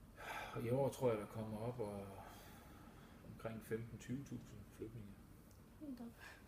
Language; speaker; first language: Danish; native; Danish